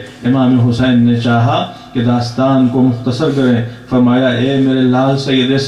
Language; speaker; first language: Urdu; native; Urdu